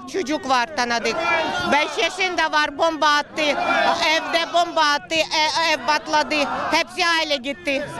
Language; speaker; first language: Turkish; non-native, learner; Ukrainian